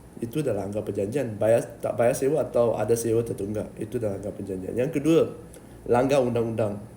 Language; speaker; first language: Malay; native; Malay